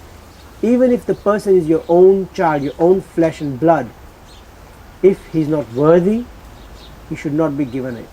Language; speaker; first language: English; early bilingual, heritage; Gujarati